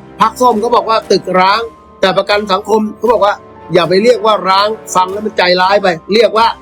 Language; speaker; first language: Thai; native; Thai